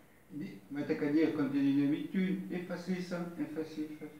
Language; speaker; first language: French; native; French